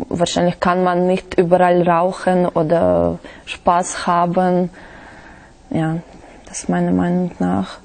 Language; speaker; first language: German; non-native, learner; Russian